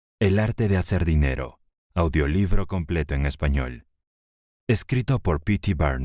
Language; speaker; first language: Spanish; native; Spanish